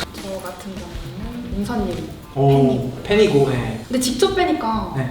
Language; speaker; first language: Korean; non-native, learner; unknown